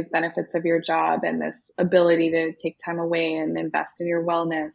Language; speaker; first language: English; native; English